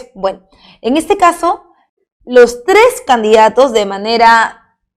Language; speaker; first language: Spanish; native; Spanish